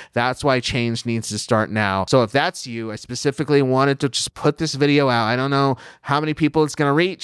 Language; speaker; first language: English; native; English